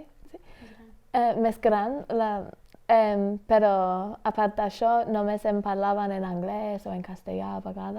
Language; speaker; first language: Catalan; non-native, fluent; English